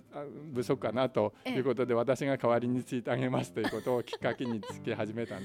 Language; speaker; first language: Japanese; native; Japanese